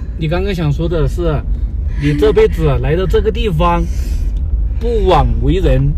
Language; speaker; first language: Chinese; native; Chinese